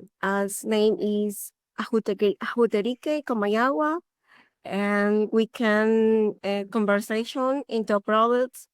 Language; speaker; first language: English; non-native, learner; Spanish